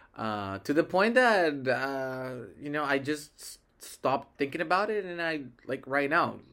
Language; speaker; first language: English; early bilingual, other home language; Spanish